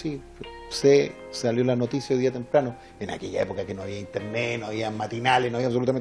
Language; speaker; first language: Spanish; native; Spanish